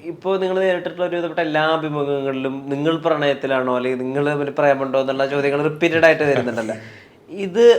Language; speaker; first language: Malayalam; native; Malayalam